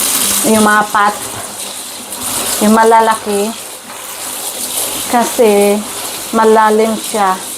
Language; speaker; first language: Filipino; native; Filipino